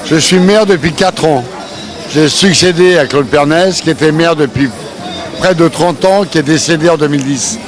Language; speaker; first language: French; native; French